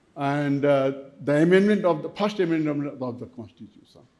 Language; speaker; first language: English; non-native, local second language; Nepali